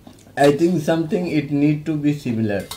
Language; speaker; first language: English; non-native, local second language; Hindi